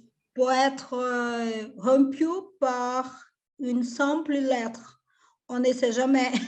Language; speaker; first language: French; non-native, fluent; Portuguese